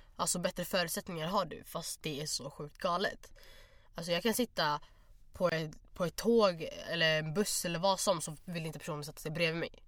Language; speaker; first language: Swedish; early bilingual, other home language; Somali